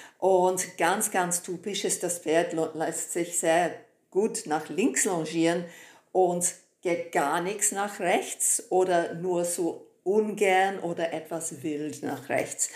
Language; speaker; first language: German; non-native, fluent; English